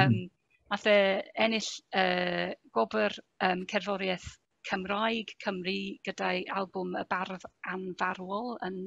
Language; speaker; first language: Welsh; non-native, fluent; English